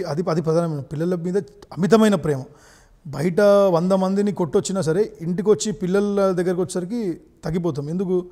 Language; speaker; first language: Telugu; native; Telugu